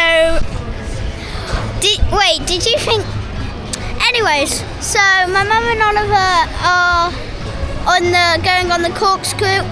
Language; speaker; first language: English; native; English